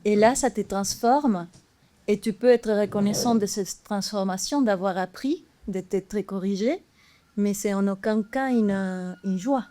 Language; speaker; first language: French; non-native, fluent; Spanish